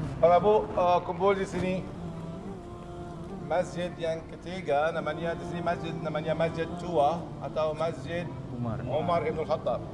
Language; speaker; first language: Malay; non-native, learner; Arabic